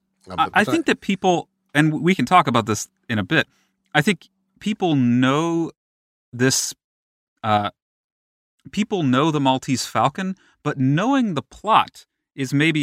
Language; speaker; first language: English; native; English